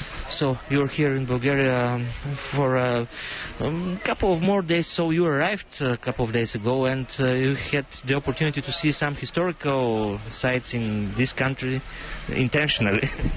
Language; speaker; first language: English; non-native, fluent; Bulgarian